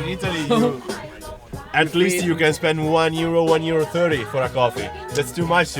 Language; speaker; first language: English; non-native, learner; Italian